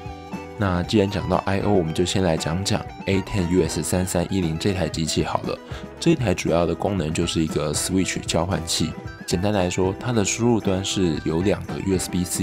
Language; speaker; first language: Chinese; native; Chinese